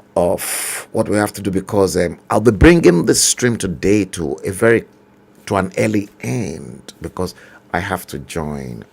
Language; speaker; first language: English; non-native, local second language; Yoruba